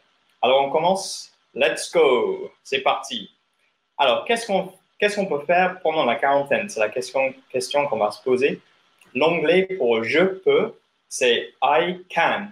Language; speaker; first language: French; non-native, fluent; English